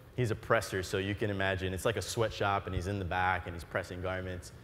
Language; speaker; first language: English; native; English